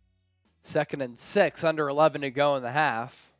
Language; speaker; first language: English; native; English